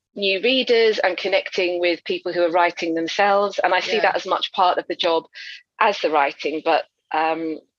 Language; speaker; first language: English; native; English